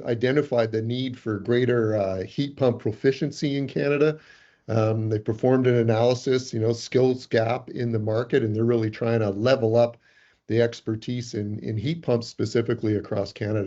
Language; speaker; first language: English; native; English